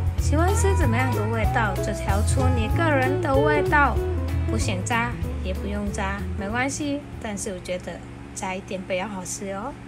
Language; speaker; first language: Chinese; non-native, fluent; Thai